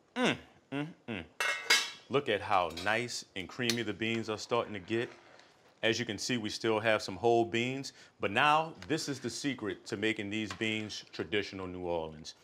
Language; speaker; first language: English; native; English